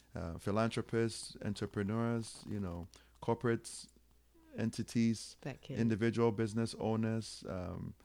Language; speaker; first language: English; non-native, local second language; Akan